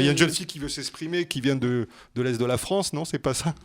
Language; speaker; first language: French; native; French